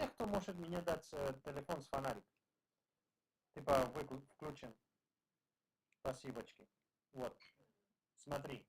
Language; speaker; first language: Russian; non-native, learner; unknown